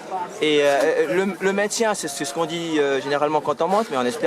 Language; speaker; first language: French; native; French